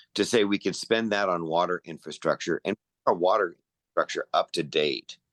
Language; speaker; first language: English; native; English